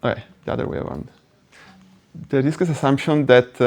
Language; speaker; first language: English; non-native, fluent; Italian